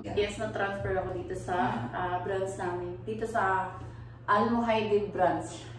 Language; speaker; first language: Filipino; native; Filipino